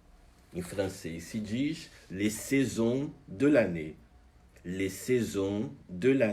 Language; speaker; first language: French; non-native, fluent; Portuguese